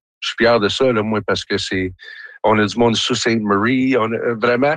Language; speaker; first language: French; native; French